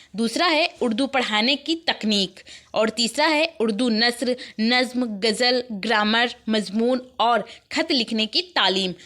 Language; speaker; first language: Urdu; native; Urdu